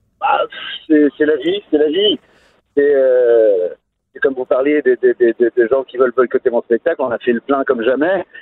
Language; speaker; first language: French; native; French